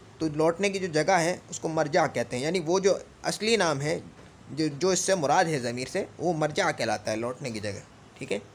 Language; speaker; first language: Urdu; native; Urdu